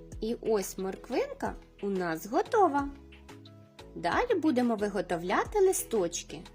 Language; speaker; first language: Ukrainian; native; Ukrainian